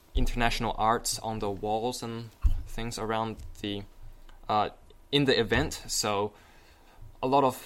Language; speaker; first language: English; non-native, fluent; Chinese